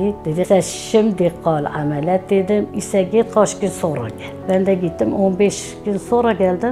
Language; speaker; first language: Turkish; non-native, local second language; Azerbaijani